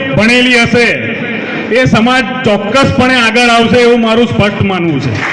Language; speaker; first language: Gujarati; native; Gujarati